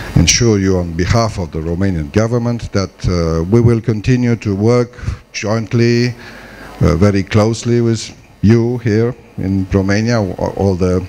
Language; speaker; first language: English; non-native, fluent; Romanian